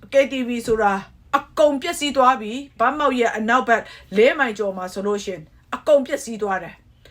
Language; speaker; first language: Burmese; non-native, local second language; Kachin